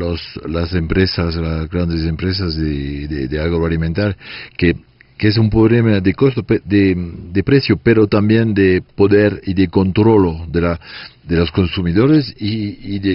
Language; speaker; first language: Spanish; non-native, fluent; French